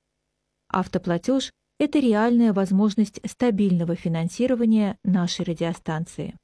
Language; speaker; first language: Russian; native; Russian